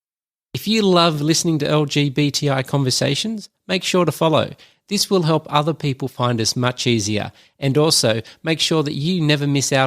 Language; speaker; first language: English; native; English